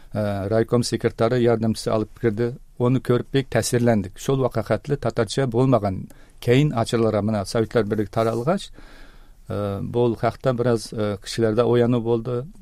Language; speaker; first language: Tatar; early bilingual, heritage; Tatar